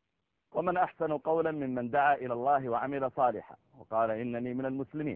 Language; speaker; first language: Arabic; native; Arabic